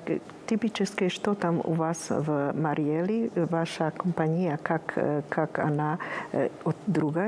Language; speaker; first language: Russian; non-native, learner; Spanish